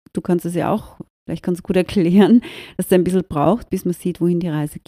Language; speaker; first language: German; native; German